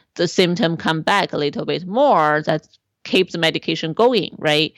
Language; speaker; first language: English; non-native, fluent; Chinese